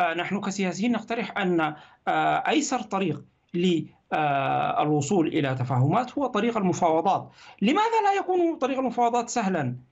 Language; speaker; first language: Arabic; native; Arabic